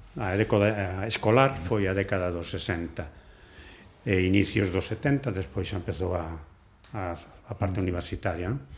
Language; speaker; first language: Galician; non-native, local second language; Spanish